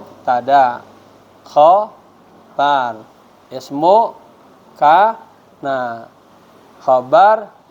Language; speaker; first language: Arabic; non-native, fluent; Indonesian